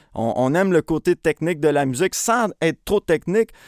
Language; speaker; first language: French; early bilingual, other home language; Spanish